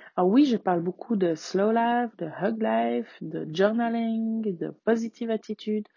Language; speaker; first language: French; native; French